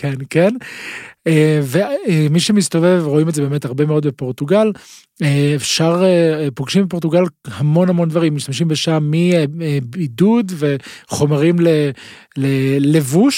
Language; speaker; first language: Hebrew; native; Hebrew